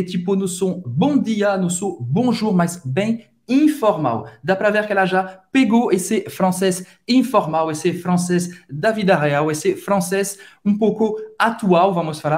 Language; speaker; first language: Portuguese; non-native, fluent; French